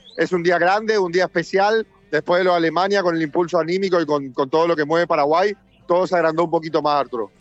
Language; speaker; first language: Spanish; native; Spanish